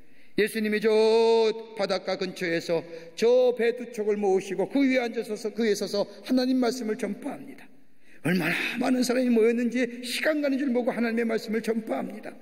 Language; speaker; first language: Korean; native; Korean